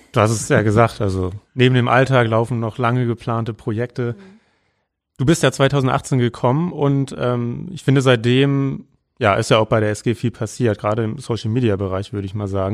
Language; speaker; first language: German; native; German